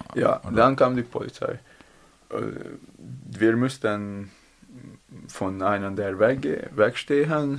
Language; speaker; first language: German; non-native, learner; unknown